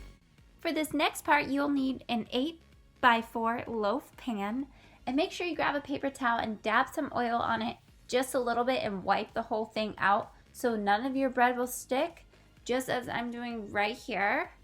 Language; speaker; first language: English; native; English